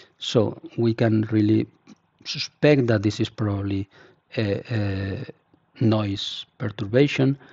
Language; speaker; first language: English; non-native, fluent; Spanish